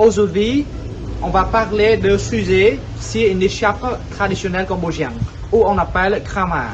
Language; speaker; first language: French; non-native, fluent; Khmer